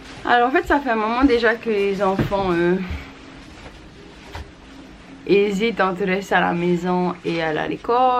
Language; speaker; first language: French; native; French